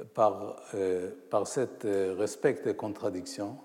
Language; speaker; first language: French; non-native, fluent; Hebrew